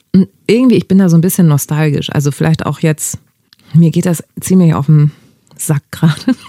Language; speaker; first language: German; early bilingual, other home language; Greek